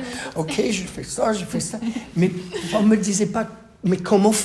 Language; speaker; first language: French; non-native, fluent; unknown